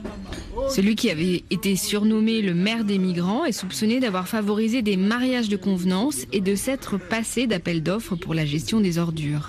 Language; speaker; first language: French; native; French